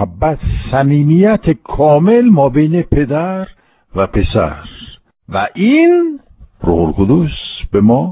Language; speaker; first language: Persian; non-native, fluent; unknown